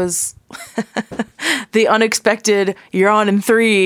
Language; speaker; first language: English; native; English